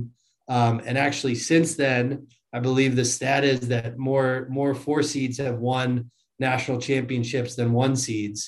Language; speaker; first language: English; native; English